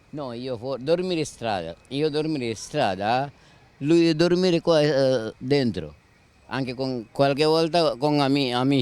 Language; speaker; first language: Italian; non-native, learner; Sinhala